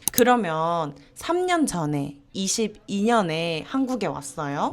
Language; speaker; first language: Korean; native; Korean